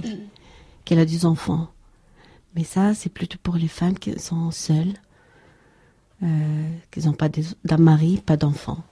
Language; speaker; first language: French; non-native, learner; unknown